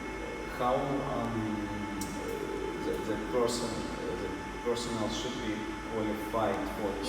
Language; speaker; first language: English; non-native, learner; Russian